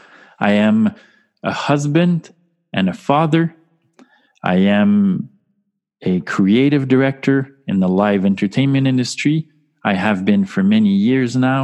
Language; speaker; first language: English; non-native, fluent; French